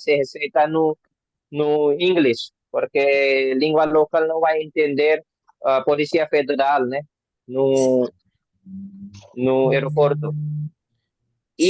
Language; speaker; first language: Portuguese; non-native, learner; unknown